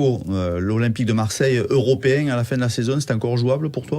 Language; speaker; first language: French; native; French